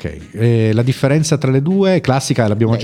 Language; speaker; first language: Italian; native; Italian